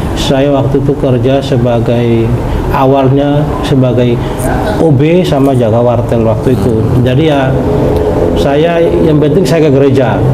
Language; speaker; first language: Indonesian; non-native, local second language; Tetum